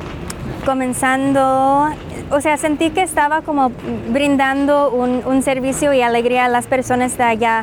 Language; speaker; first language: Spanish; non-native, fluent; English